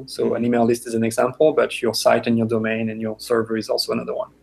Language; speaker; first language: English; non-native, fluent; French